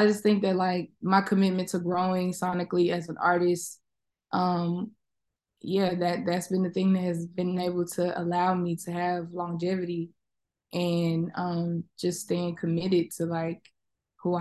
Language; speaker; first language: English; native; English